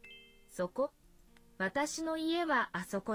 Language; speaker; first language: Japanese; non-native, learner; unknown